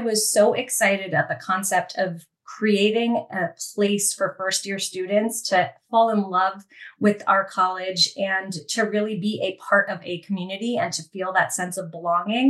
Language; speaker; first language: English; native; English